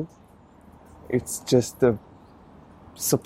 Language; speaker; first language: English; non-native, fluent; Hebrew